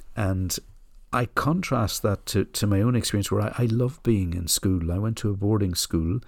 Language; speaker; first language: English; native; English